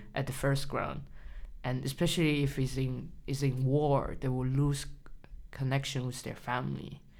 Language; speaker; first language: English; non-native, learner; Chinese